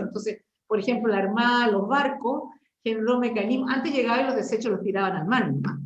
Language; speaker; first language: Spanish; native; Spanish